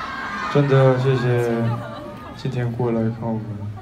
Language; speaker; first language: Chinese; non-native, fluent; Korean